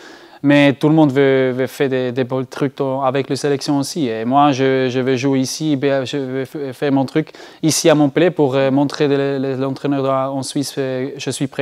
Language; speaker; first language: French; non-native, learner; German